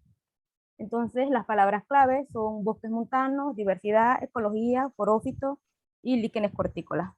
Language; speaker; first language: Spanish; native; Spanish